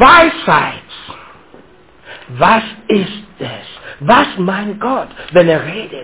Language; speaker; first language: German; non-native, learner; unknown